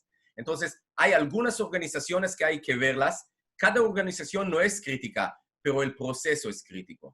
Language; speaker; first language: Spanish; non-native, fluent; Hebrew